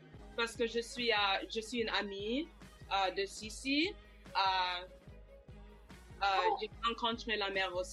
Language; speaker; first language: French; non-native, local second language; English